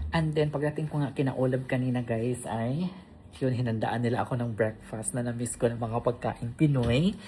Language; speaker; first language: Filipino; non-native, local second language; Cebuano